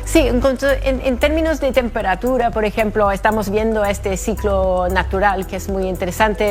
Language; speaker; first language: Spanish; non-native, fluent; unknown